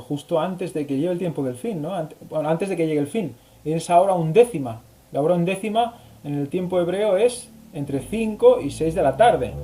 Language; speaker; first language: Spanish; native; Spanish